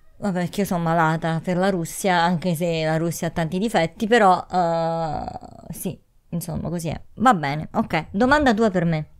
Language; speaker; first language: Italian; native; Italian